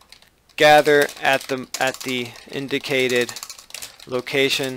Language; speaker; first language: English; native; English